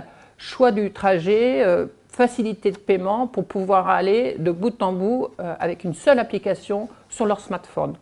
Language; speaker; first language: French; native; French